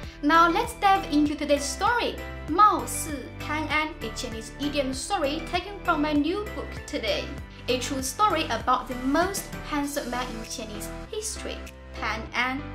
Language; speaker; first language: English; non-native, fluent; Chinese